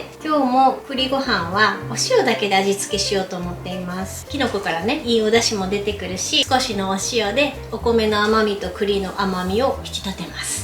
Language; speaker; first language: Japanese; native; Japanese